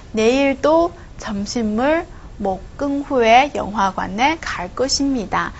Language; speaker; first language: Korean; non-native, fluent; Chinese